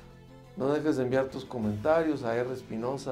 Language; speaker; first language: Spanish; native; Spanish